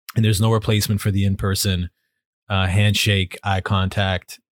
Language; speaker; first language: English; native; English